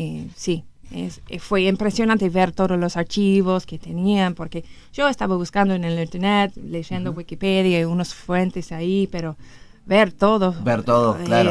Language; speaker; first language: Spanish; non-native, learner; English